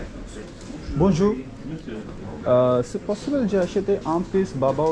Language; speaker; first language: French; non-native, learner; Marathi